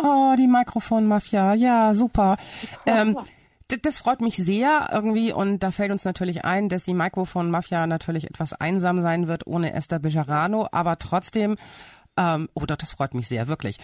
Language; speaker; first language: German; native; German